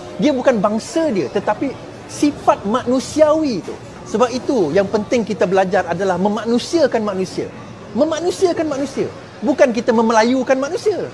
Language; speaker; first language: Malay; non-native, local second language; Chinese